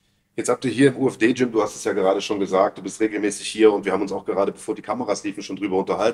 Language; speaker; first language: German; native; German